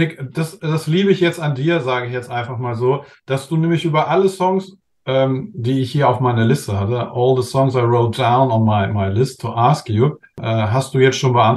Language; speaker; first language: German; native; German